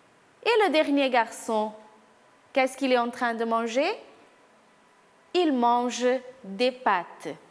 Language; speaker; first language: French; non-native, fluent; Portuguese